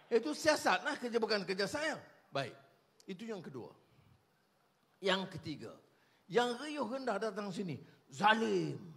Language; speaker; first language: Malay; native; Malay